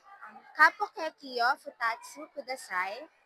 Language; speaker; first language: Japanese; non-native, learner; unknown